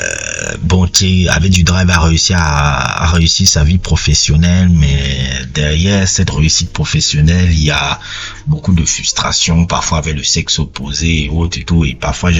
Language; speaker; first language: French; native; French